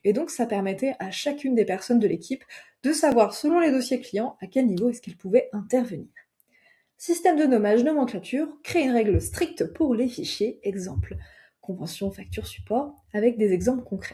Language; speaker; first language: French; native; French